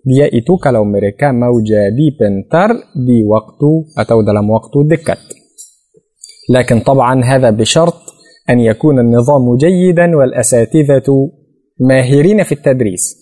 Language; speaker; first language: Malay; non-native, fluent; Arabic